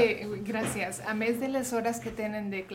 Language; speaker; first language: Catalan; non-native, local second language; Spanish